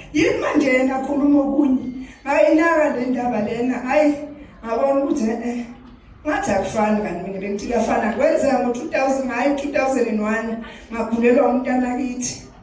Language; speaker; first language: Zulu; non-native, local second language; Swati